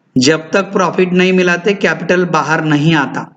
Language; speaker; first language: Hindi; non-native, local second language; Marathi